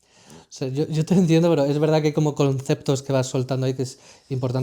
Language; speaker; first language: Spanish; native; Spanish